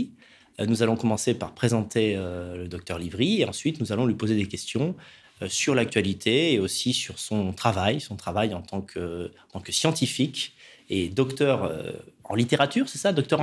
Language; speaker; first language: French; native; French